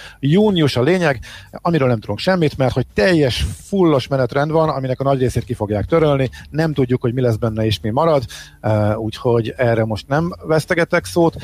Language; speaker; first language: Hungarian; native; Hungarian